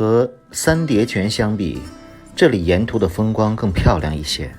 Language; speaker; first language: Chinese; native; Chinese